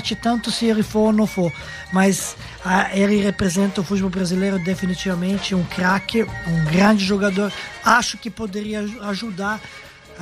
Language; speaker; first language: Portuguese; non-native, fluent; Serbian